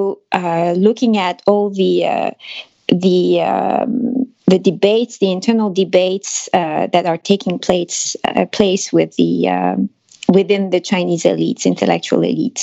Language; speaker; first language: English; non-native, fluent; French